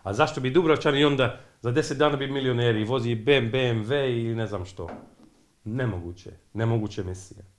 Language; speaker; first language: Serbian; non-native, fluent; English